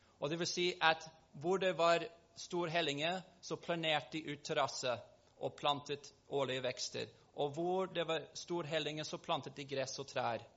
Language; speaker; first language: Norwegian; non-native, fluent; English